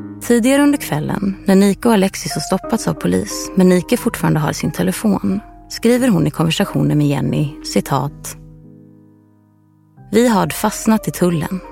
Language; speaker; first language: Swedish; native; Swedish